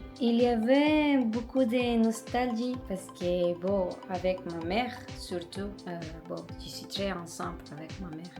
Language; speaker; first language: French; non-native, learner; Spanish